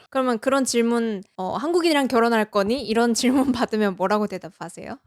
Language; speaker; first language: Korean; native; Korean